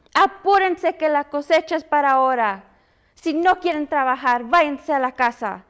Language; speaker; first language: Spanish; early bilingual, other home language; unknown